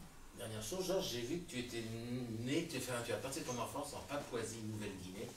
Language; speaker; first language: French; native; French